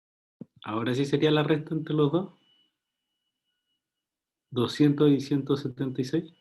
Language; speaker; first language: Spanish; native; Spanish